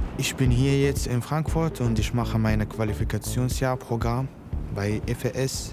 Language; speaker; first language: German; non-native, learner; Arabic